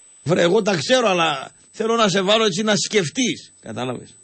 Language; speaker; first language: Greek; native; Greek